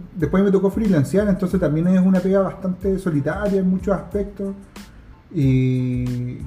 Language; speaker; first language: Spanish; native; Spanish